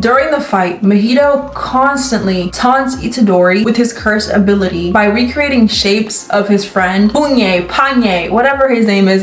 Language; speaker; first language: English; native; English